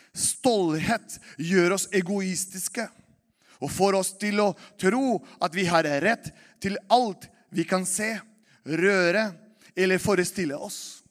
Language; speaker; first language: Norwegian; non-native, fluent; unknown